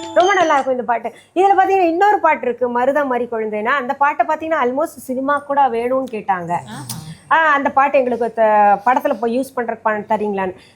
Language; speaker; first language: Tamil; non-native, local second language; Hindi